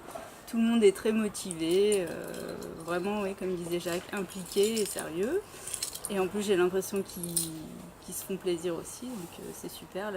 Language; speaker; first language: French; native; French